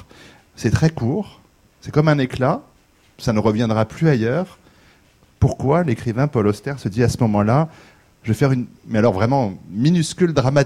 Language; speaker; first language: French; native; French